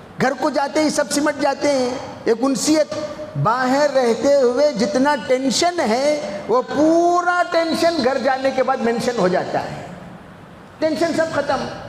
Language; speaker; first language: Urdu; native; Urdu